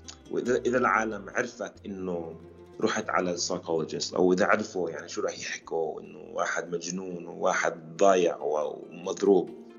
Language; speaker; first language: Arabic; early bilingual, heritage; Arabic